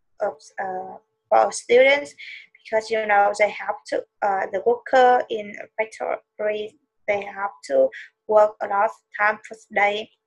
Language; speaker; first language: English; non-native, learner; Vietnamese